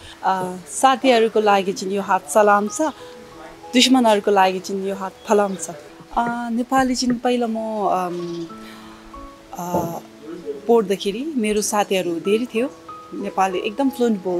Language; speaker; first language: Nepali; non-native, fluent; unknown